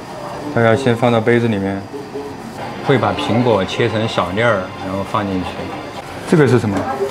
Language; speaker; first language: Chinese; native; Chinese